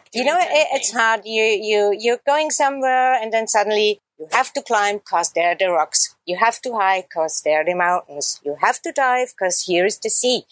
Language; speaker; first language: English; non-native, fluent; German